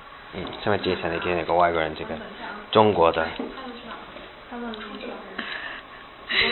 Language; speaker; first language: Chinese; non-native, learner; English